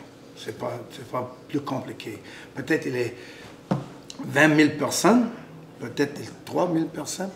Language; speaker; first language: French; non-native, local second language; English